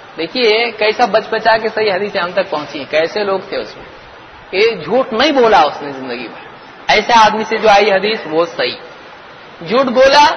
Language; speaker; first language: Urdu; native; Urdu